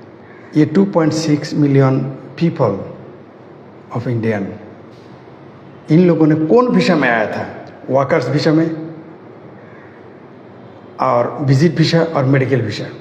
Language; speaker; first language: Hindi; non-native, fluent; Bangla